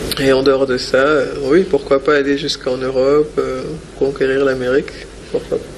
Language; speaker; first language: French; native; French